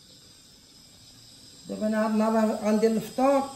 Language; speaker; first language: Arabic; native; Arabic